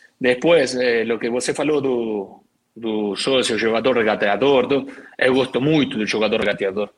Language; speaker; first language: Portuguese; non-native, learner; Spanish